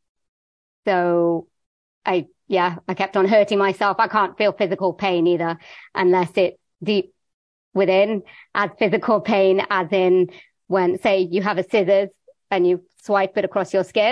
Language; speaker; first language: English; native; English